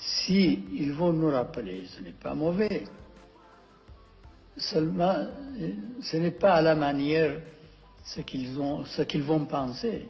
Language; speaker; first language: French; non-native, fluent; Amharic